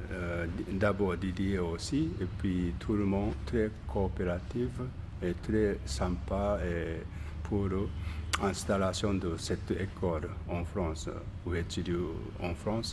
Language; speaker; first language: French; non-native, learner; Japanese